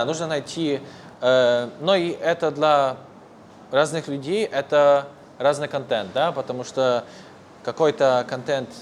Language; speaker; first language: Russian; non-native, fluent; Polish